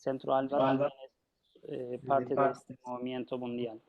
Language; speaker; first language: Spanish; non-native, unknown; Turkish